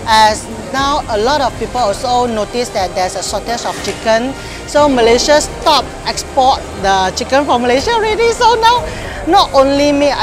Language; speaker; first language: English; non-native, local second language; Min Nan Chinese